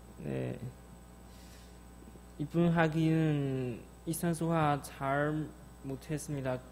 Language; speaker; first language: Korean; non-native, learner; Chinese